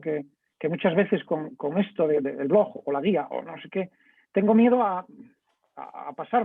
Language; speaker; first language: Spanish; native; Spanish